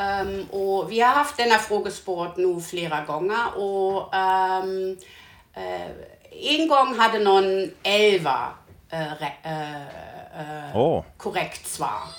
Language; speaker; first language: Swedish; non-native, learner; German